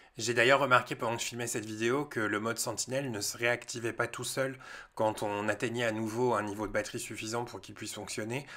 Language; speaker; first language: French; native; French